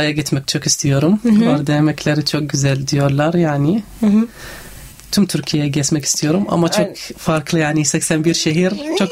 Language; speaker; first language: Turkish; non-native, learner; Arabic